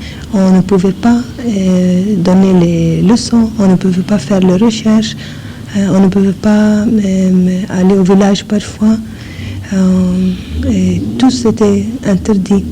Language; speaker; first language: French; non-native, fluent; English